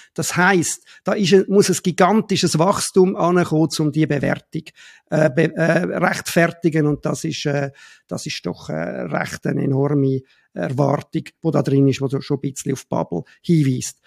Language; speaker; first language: German; native; German